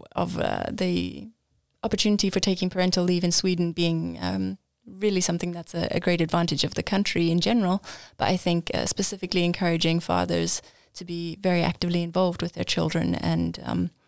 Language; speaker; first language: English; native; English